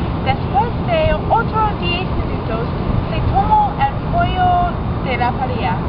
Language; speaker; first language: Spanish; non-native, learner; English